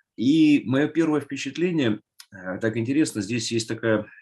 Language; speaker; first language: Russian; native; Russian